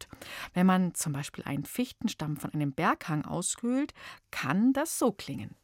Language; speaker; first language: German; native; German